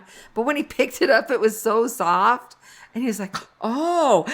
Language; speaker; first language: English; native; English